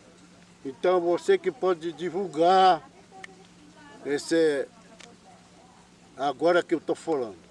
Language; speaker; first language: Portuguese; non-native, local second language; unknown